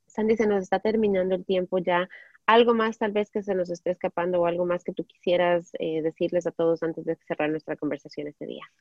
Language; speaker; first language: Spanish; native; Spanish